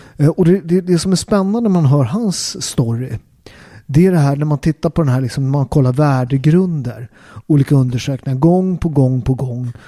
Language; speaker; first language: Swedish; native; Swedish